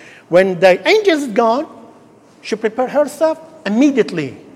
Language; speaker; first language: English; non-native, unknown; Arabic